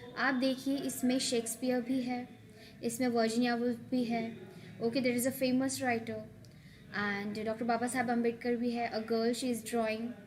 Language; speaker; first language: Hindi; non-native, local second language; Marathi